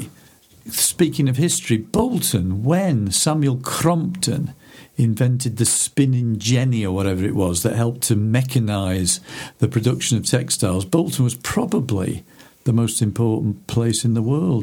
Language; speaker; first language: English; native; English